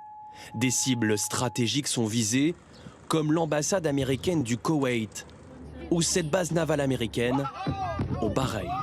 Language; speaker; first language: French; native; French